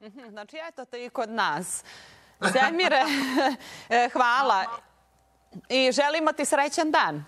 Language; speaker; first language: Serbian; native; Serbian